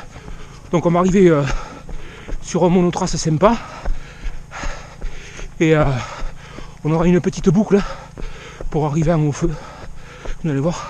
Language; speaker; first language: French; native; French